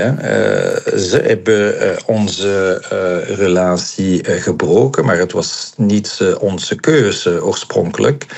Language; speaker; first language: Dutch; non-native, local second language; French